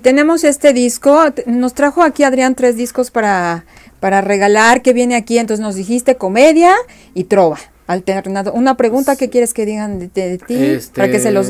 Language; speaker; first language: Spanish; native; Spanish